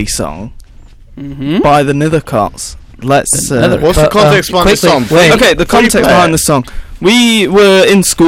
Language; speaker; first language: English; native; English